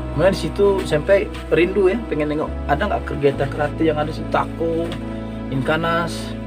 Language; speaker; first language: Indonesian; native; Indonesian